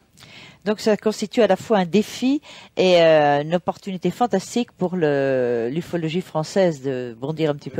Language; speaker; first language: French; native; French